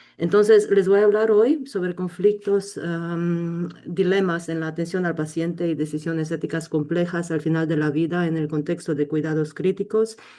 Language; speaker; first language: Spanish; non-native, fluent; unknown